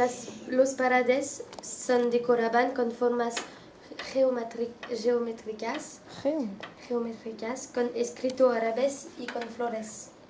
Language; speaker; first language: Spanish; non-native, learner; French